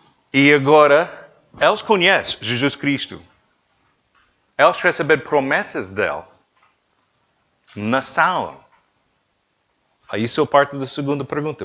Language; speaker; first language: Portuguese; non-native, learner; English